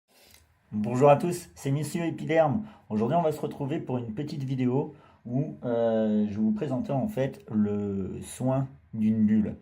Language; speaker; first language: French; native; French